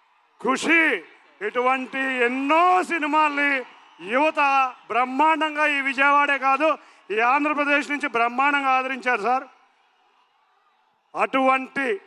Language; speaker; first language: Telugu; native; Telugu